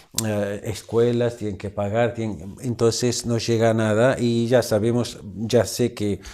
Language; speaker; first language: Spanish; non-native, fluent; Arabic